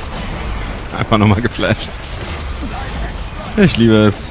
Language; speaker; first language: German; native; German